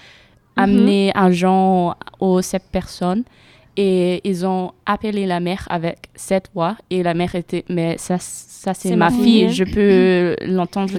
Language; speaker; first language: French; non-native, learner; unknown